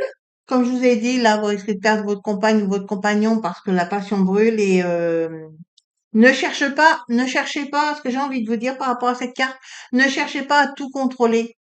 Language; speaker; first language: French; native; French